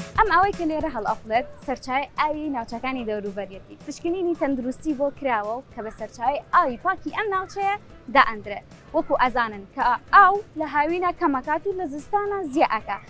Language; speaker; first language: Central Kurdish; native; Central Kurdish